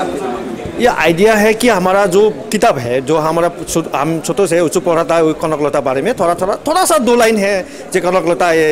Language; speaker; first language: Hindi; non-native, local second language; Assamese